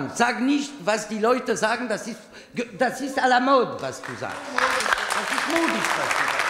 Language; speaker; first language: German; non-native, fluent; French